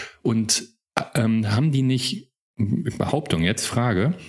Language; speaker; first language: German; native; German